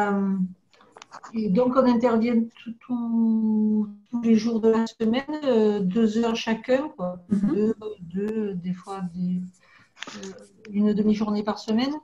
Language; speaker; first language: French; native; French